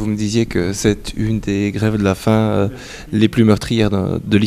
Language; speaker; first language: French; native; French